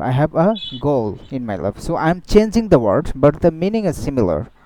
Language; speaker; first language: English; non-native, fluent; Bangla